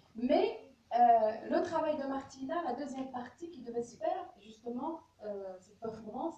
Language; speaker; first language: French; non-native, local second language; Arabic